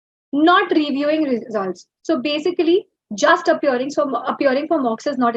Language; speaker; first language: English; non-native, local second language; Hindi